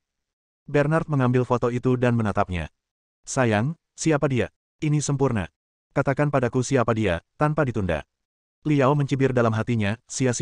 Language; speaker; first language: Indonesian; native; Indonesian